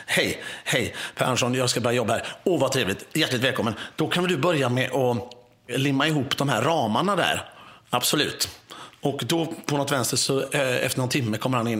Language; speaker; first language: Swedish; native; Swedish